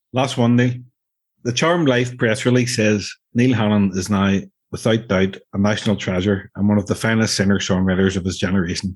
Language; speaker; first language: English; native; English